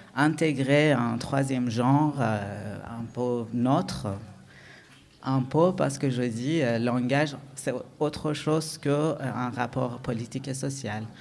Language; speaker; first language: French; non-native, fluent; Persian